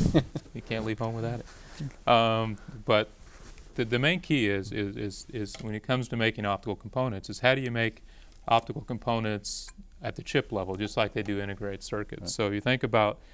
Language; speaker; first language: English; native; English